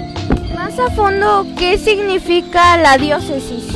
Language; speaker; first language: Spanish; native; Spanish